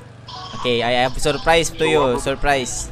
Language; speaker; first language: English; non-native, local second language; Filipino